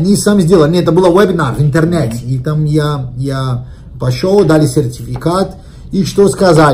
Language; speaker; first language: Russian; non-native, learner; Portuguese